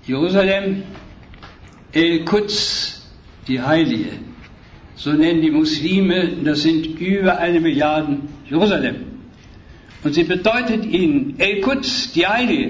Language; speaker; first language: German; native; German